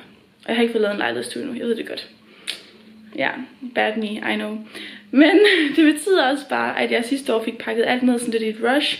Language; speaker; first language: Danish; native; Danish